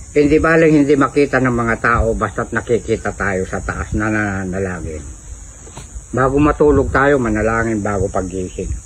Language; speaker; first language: Filipino; non-native, local second language; Iloko